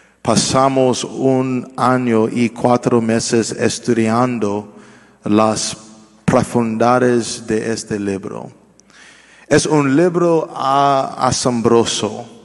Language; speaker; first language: Spanish; non-native, learner; English